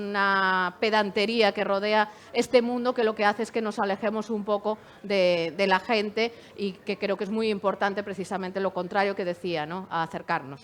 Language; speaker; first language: Spanish; native; Spanish